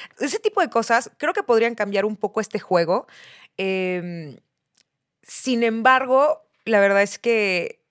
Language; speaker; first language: Spanish; native; Spanish